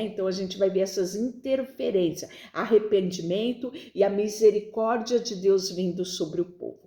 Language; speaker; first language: Portuguese; native; Portuguese